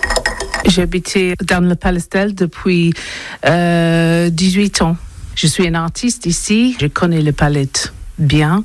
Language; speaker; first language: French; non-native, learner; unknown